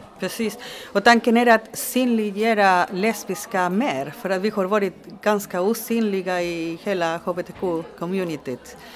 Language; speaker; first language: Swedish; non-native, fluent; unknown